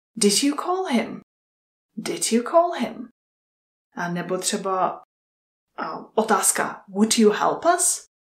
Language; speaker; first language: English; non-native, fluent; Czech